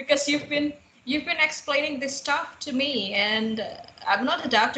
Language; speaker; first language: English; non-native, fluent; Indonesian